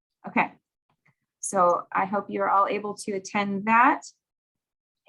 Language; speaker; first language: English; native; English